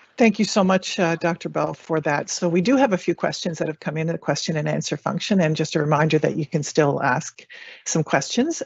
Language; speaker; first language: English; native; English